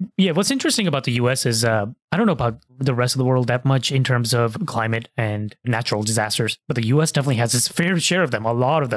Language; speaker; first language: English; early bilingual, other home language; Hindi